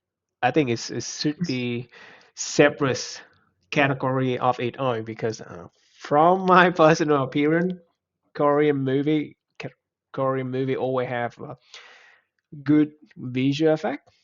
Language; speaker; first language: English; non-native, fluent; Vietnamese